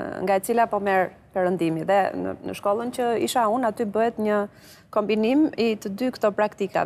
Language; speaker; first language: Albanian; native; Albanian